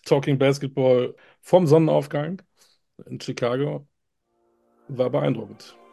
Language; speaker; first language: German; native; German